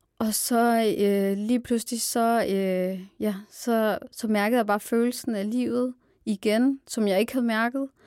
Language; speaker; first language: Danish; early bilingual, other home language; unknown